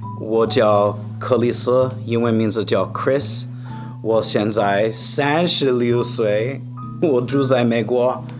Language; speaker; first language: Chinese; non-native, fluent; English